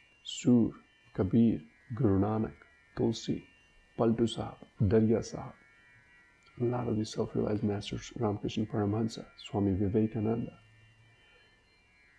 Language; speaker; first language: English; non-native, local second language; Hindi